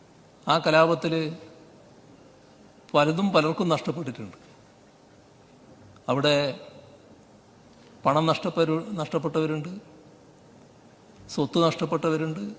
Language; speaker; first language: Malayalam; native; Malayalam